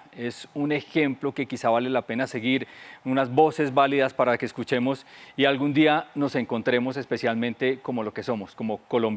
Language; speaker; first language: Spanish; native; Spanish